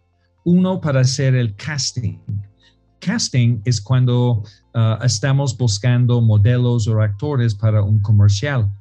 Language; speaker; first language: Spanish; non-native, fluent; English